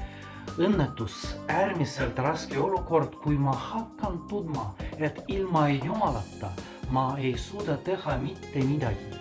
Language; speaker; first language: Estonian; non-native, fluent; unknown